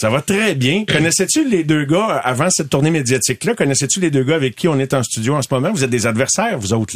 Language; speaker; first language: French; native; French